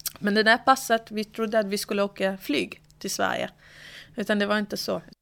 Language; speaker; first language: Swedish; early bilingual, other home language; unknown